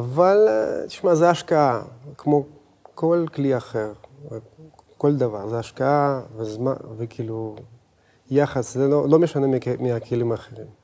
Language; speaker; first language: Hebrew; non-native, fluent; Russian